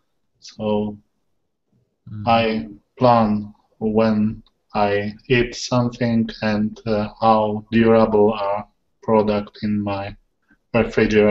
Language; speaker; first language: English; non-native, learner; Polish